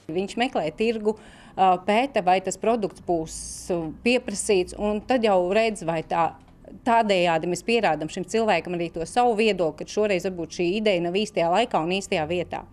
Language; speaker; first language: Latvian; native; Latvian